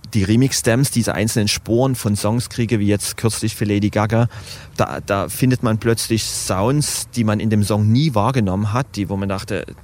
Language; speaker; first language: German; native; German